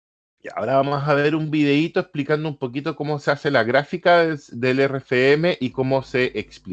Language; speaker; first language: Spanish; native; Spanish